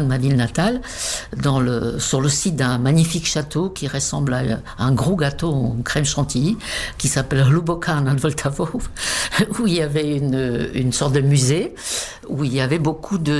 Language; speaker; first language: French; non-native, fluent; Czech